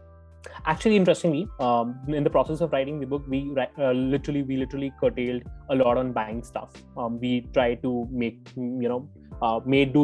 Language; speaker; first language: English; non-native, local second language; Hindi